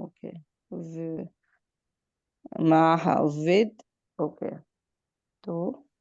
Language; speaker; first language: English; non-native, learner; Arabic